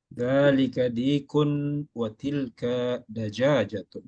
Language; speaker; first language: Arabic; non-native, fluent; Malay